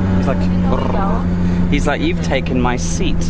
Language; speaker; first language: English; native; English